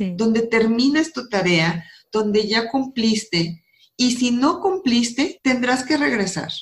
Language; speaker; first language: Spanish; native; Spanish